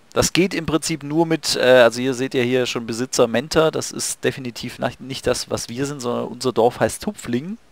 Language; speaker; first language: German; native; German